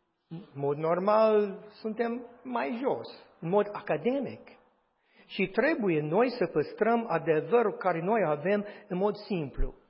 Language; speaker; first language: Romanian; non-native, fluent; English